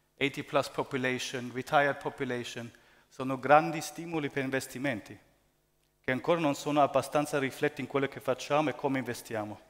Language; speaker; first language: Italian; early bilingual, heritage; German